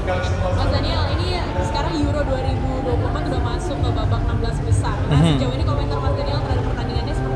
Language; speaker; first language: Indonesian; native; Indonesian